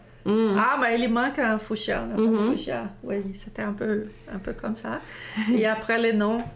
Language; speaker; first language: French; non-native, fluent; Portuguese